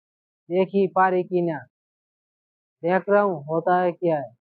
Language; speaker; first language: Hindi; non-native, learner; Bangla